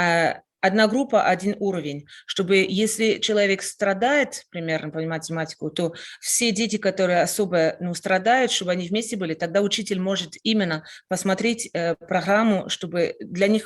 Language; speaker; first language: Russian; non-native, fluent; French